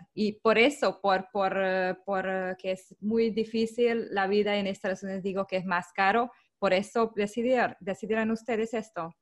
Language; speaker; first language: Spanish; non-native, learner; Hungarian